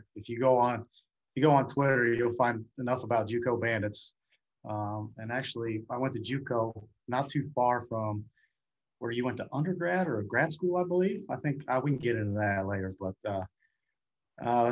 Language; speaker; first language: English; native; English